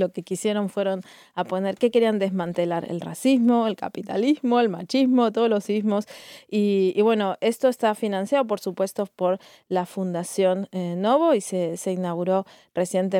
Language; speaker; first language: Spanish; native; Spanish